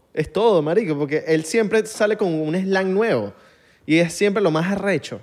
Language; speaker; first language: Spanish; native; Spanish